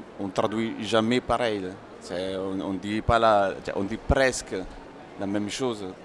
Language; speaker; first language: French; non-native, fluent; Italian